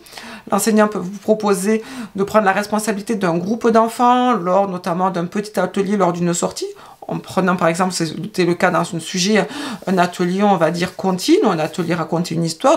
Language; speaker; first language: French; native; French